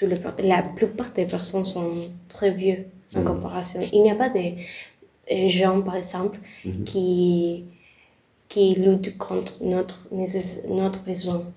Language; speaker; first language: French; non-native, learner; Spanish